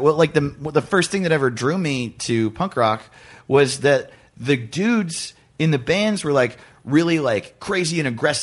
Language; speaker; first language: English; native; English